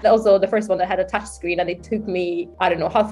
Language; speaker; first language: English; non-native, fluent; Hungarian